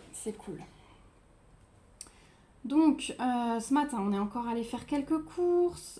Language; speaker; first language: French; native; French